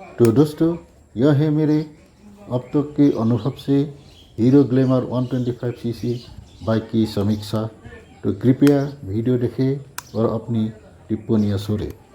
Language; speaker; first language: Hindi; non-native, local second language; Assamese